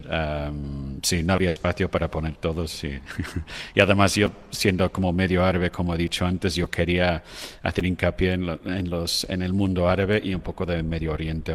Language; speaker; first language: Spanish; non-native, fluent; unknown